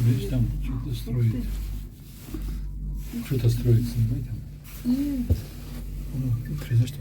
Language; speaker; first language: Russian; non-native, learner; Tajik